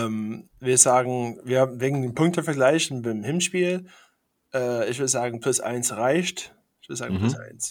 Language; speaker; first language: German; non-native, fluent; English